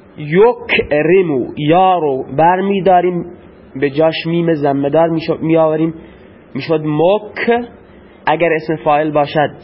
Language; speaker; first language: Persian; non-native, local second language; Baluchi